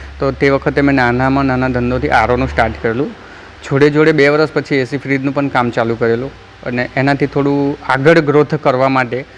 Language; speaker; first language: Gujarati; non-native, local second language; Rathawi